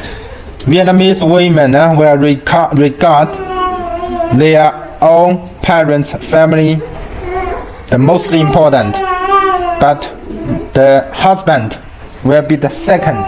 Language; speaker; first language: English; non-native, fluent; Chinese